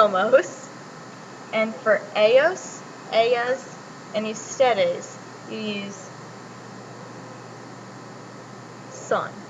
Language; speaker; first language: Spanish; non-native, learner; English